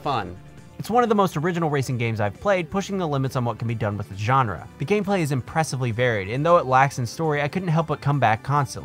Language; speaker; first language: English; native; English